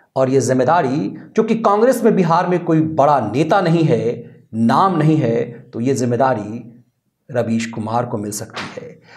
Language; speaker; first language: Hindi; native; Hindi